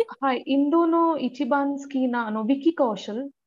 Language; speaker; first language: Japanese; non-native, learner; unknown